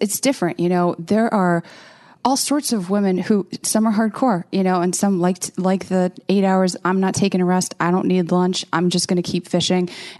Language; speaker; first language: English; native; English